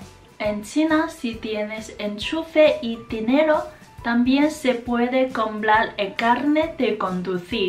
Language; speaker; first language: Spanish; non-native, fluent; Chinese